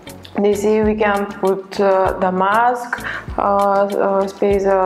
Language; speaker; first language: English; non-native, learner; Bulgarian